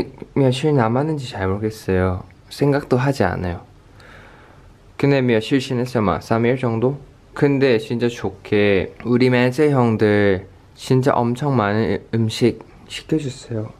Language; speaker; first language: Korean; non-native, fluent; Thai